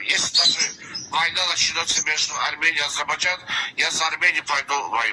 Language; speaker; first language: Russian; non-native, fluent; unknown